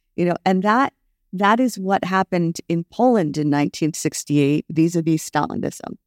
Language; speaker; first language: English; native; English